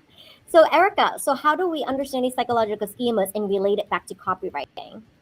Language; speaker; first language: English; native; English